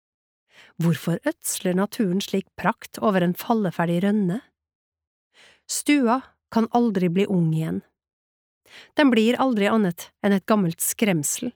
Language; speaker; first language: Norwegian; native; Norwegian